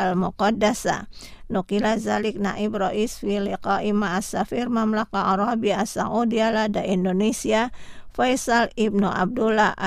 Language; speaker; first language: Arabic; non-native, fluent; Indonesian